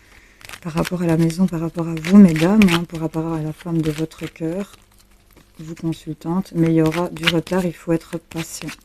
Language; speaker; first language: French; native; French